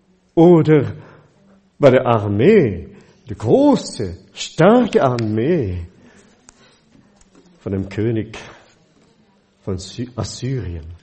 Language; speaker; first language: German; non-native, fluent; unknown